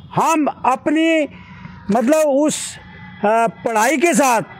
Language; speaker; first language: Hindi; native; Hindi